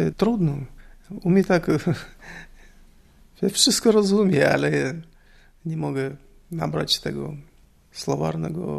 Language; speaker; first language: Polish; non-native, learner; Russian